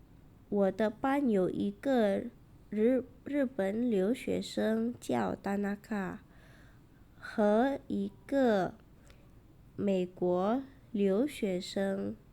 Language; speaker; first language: Chinese; non-native, fluent; Indonesian